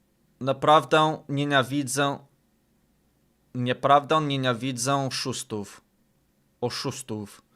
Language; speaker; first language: Polish; non-native, learner; English